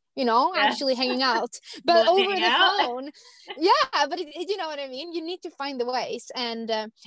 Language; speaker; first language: English; non-native, fluent; Swedish